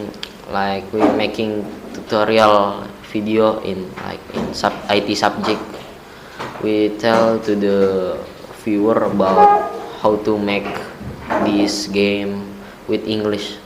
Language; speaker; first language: English; non-native, learner; Indonesian